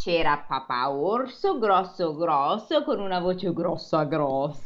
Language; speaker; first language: Italian; native; Italian